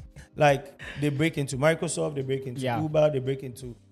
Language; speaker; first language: English; non-native, local second language; Akan